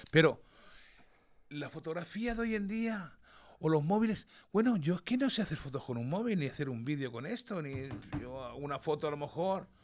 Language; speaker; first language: Spanish; early bilingual, other home language; English